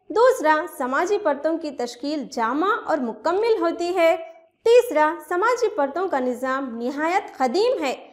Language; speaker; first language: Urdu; native; Urdu